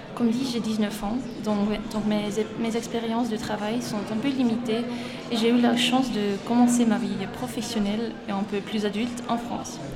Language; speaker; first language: French; non-native, fluent; Estonian